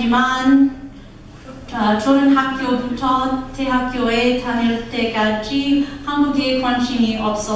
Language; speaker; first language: Korean; non-native, learner; English